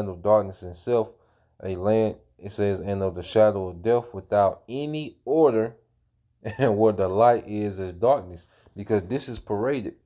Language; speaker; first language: English; native; English